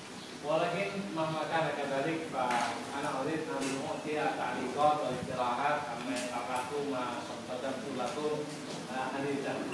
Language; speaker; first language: Arabic; non-native, learner; Indonesian